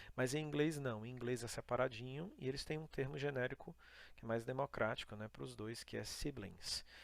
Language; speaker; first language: Portuguese; native; Portuguese